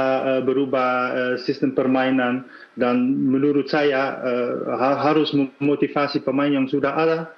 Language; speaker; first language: Indonesian; non-native, fluent; Dutch